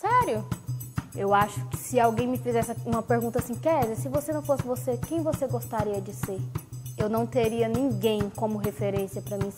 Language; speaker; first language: Portuguese; native; Portuguese